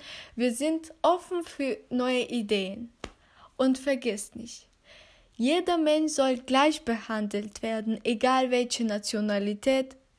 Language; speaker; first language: German; non-native, fluent; Turkish